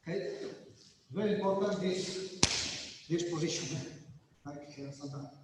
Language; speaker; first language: English; non-native, learner; Italian